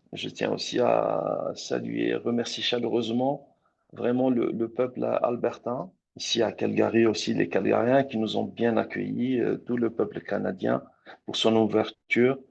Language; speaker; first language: French; non-native, local second language; Arabic